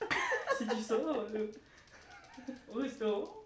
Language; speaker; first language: French; native; French